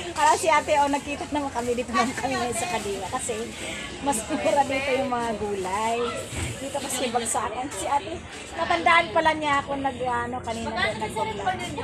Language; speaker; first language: Filipino; non-native, local second language; Cebuano